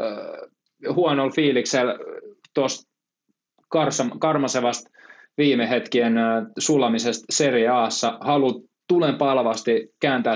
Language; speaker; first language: Finnish; native; Finnish